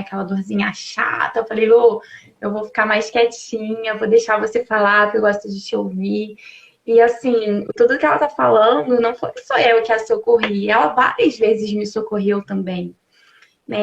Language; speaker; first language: Portuguese; native; Portuguese